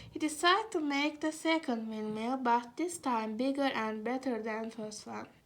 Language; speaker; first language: English; non-native, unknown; Azerbaijani